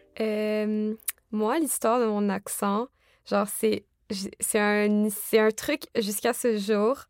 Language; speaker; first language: French; early bilingual, other home language; Arabic